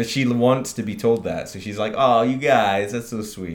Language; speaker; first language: English; native; English